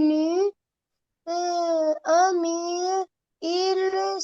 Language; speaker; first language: French; non-native, learner; Arabic